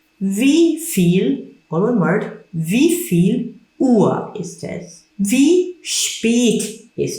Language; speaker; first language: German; non-native, fluent; English